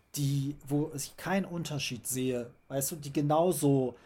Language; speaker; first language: German; native; German